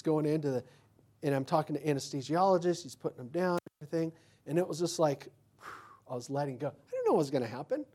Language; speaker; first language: English; native; English